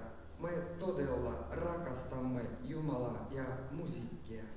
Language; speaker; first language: Finnish; non-native, learner; Russian